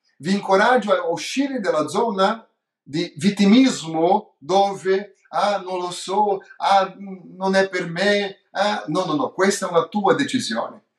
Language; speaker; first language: Italian; non-native, fluent; Portuguese